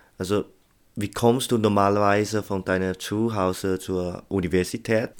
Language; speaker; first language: German; non-native, learner; Chinese